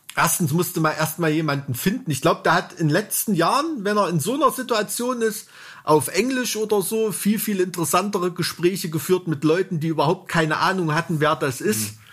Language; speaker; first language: German; native; German